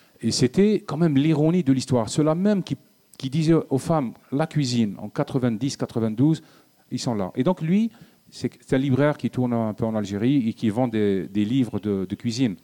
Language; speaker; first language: French; non-native, local second language; Arabic